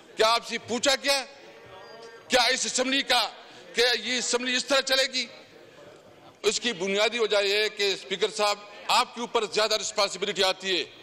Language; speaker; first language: Urdu; non-native, local second language; Pashto